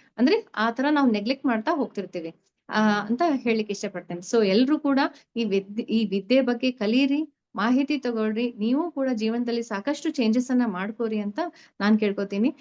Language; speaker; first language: Kannada; native; Kannada